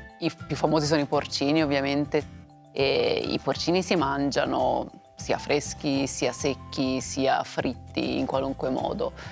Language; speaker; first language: Italian; native; Italian